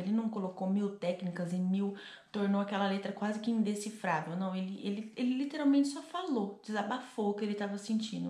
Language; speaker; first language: Portuguese; native; Portuguese